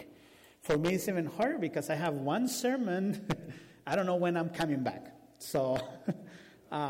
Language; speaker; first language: English; non-native, fluent; Spanish